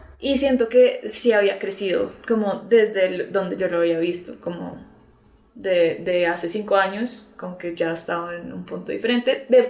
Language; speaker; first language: Spanish; early bilingual, other home language; English